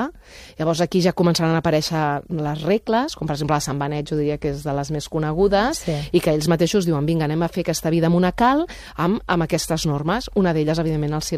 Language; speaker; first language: Catalan; native; Catalan